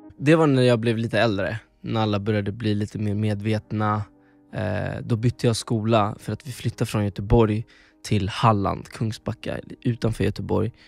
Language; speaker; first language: Swedish; early bilingual, other home language; Spanish